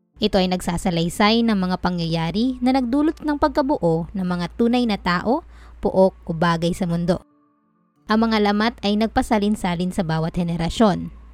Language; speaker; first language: Filipino; non-native, local second language; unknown